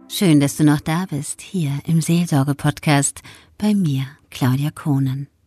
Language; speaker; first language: German; native; German